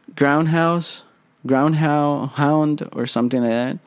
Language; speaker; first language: English; non-native, fluent; Spanish